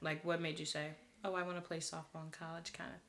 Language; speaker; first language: English; native; English